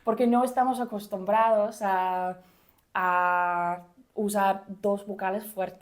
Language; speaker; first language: Spanish; non-native, fluent; English